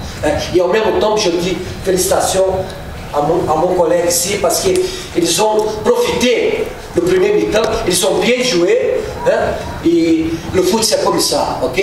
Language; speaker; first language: French; non-native, fluent; Portuguese